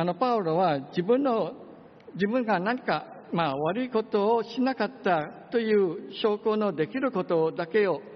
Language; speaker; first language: Japanese; non-native, fluent; English